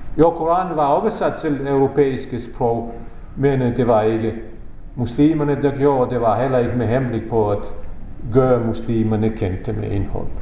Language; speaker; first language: Danish; non-native, fluent; Bosnian